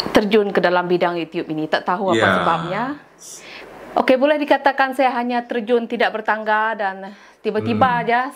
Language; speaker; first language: Malay; non-native, local second language; Iban